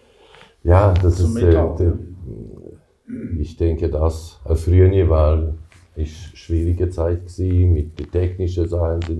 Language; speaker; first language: German; non-native, learner; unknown